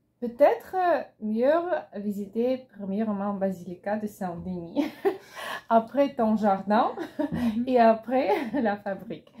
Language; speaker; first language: French; non-native, learner; Russian